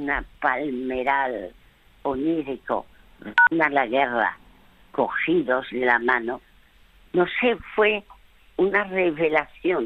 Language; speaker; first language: Spanish; early bilingual, other home language; French